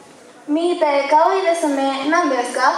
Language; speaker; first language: Japanese; non-native, learner; Spanish